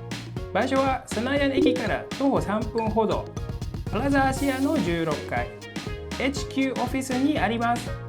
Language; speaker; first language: Japanese; non-native, fluent; Indonesian